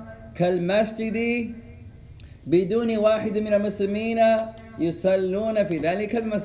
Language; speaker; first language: Arabic; non-native, fluent; English